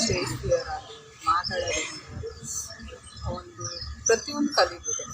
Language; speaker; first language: Kannada; non-native, local second language; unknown